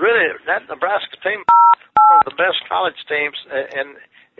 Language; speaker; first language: English; native; English